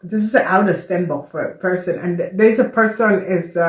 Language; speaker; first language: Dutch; non-native, learner; English